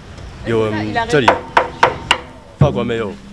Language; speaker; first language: Chinese; early bilingual, heritage; Chinese